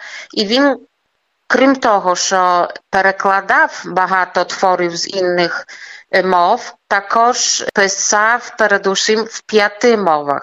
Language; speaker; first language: Ukrainian; early bilingual, heritage; Ukrainian